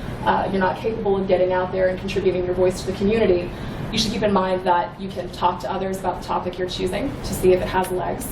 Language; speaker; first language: English; native; English